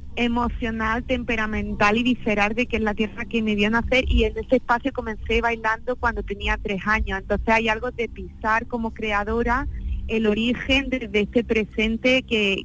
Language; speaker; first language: Spanish; native; Spanish